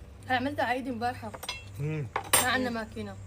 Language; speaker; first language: Arabic; native; Arabic